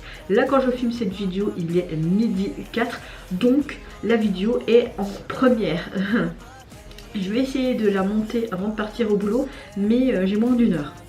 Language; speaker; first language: French; native; French